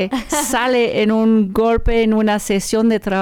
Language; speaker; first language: Spanish; non-native, learner; French